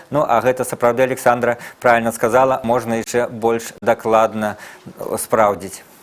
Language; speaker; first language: Belarusian; native; Belarusian